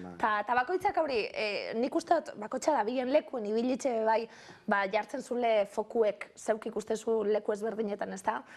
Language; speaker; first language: Basque; native; Basque